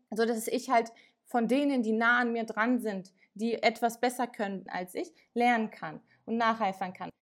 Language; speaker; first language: German; early bilingual, other home language; Turkish